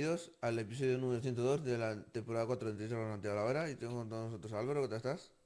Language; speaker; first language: Spanish; native; Spanish